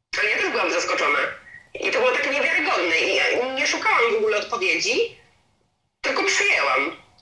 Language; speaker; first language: Polish; native; Polish